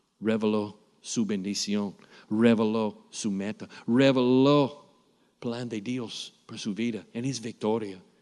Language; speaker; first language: Spanish; non-native, learner; English